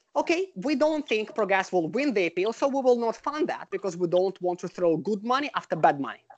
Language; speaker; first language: English; non-native, fluent; Russian